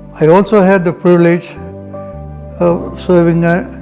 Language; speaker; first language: English; non-native, local second language; Tamil